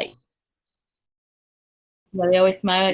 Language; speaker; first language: English; non-native, fluent; Spanish